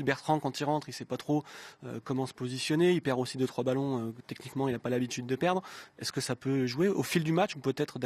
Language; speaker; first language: French; native; French